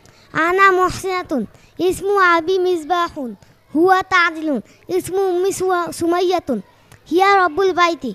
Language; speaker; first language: Arabic; non-native, learner; Bangla